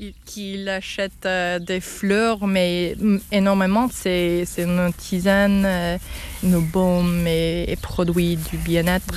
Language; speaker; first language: French; non-native, learner; English